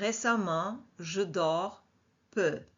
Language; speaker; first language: French; non-native, fluent; Portuguese